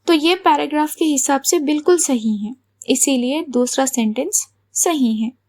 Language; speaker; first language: Hindi; non-native, local second language; Telugu